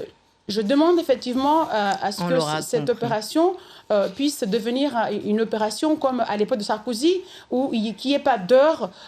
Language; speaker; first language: French; non-native, local second language; Comorian